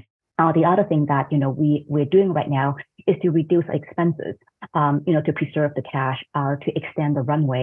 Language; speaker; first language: English; non-native, fluent; Cantonese